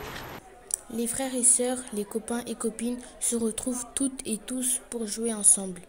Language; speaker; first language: French; native; French